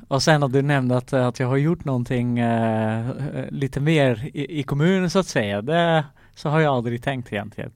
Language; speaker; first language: Swedish; non-native, fluent; Dutch